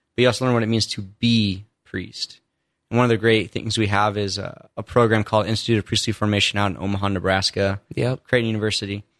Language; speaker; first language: English; native; English